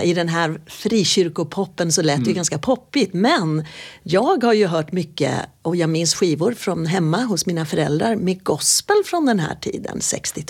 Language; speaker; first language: Swedish; native; Swedish